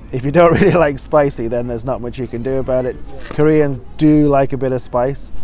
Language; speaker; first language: English; native; English